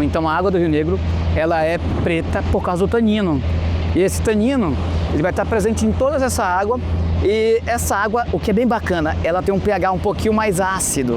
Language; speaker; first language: Portuguese; native; Portuguese